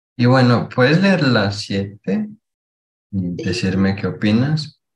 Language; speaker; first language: Spanish; non-native, fluent; Portuguese